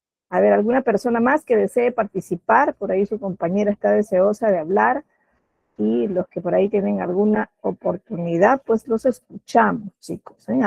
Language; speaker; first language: Spanish; native; Spanish